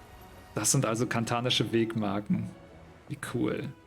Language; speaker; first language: German; native; German